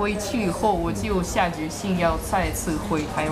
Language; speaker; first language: Chinese; non-native, fluent; Russian